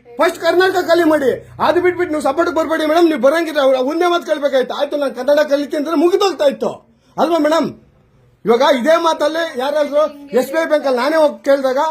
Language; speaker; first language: Kannada; native; Kannada